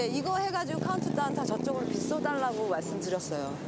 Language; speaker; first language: Korean; native; Korean